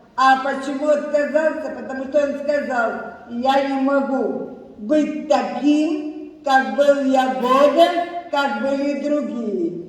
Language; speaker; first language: Russian; non-native, local second language; Abkhazian